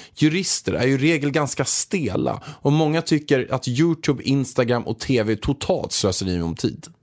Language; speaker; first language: Swedish; native; Swedish